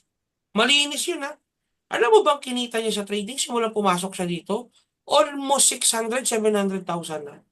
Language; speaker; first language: Filipino; native; Filipino